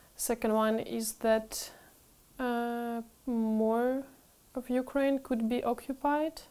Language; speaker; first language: English; non-native, fluent; Ukrainian